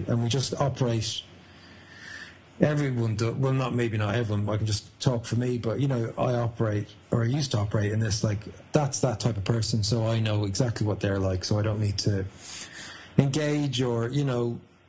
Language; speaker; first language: English; native; English